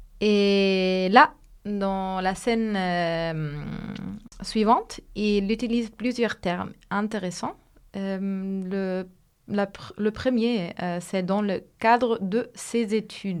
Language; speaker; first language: French; non-native, fluent; Spanish